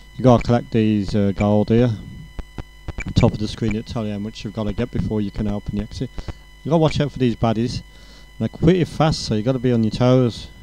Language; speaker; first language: English; native; English